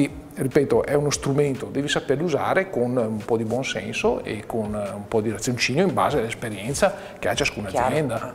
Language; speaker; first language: Italian; native; Italian